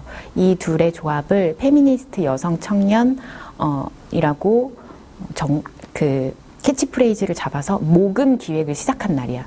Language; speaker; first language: Korean; native; Korean